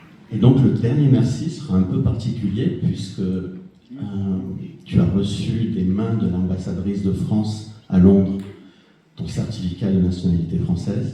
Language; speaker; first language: French; native; French